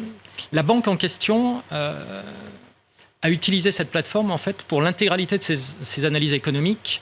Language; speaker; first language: French; native; French